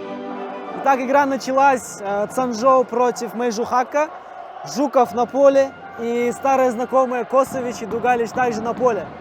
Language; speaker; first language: Russian; native; Russian